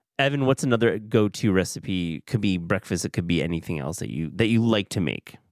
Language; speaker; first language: English; native; English